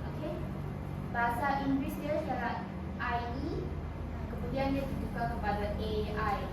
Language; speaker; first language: Malay; non-native, local second language; Chinese